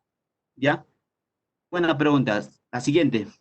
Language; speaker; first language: Spanish; native; Spanish